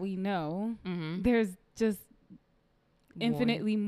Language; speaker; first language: English; native; English